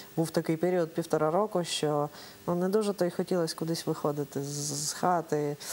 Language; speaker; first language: Ukrainian; native; Ukrainian